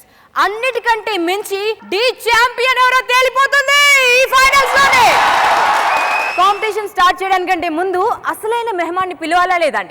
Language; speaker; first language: Telugu; native; Telugu